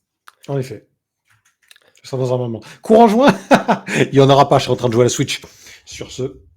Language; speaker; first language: French; native; French